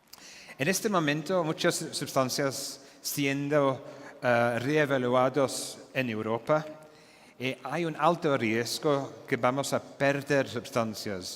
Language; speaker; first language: Spanish; non-native, fluent; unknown